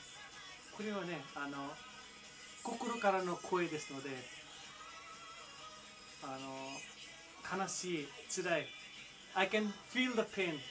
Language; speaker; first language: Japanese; non-native, fluent; Nepali